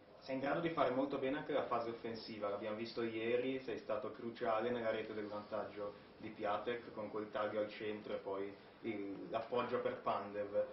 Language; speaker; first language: Italian; native; Italian